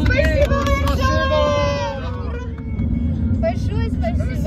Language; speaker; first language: Russian; non-native, learner; Korean